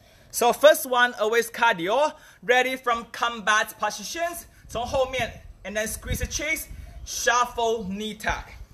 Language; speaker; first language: English; non-native, local second language; Chinese